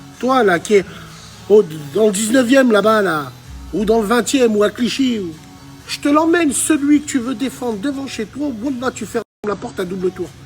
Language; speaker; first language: French; early bilingual, other home language; Arabic